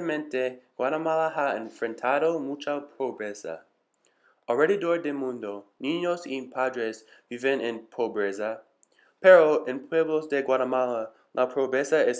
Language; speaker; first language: Spanish; non-native, learner; English